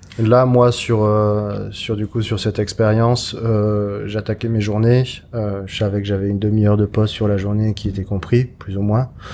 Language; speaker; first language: French; native; French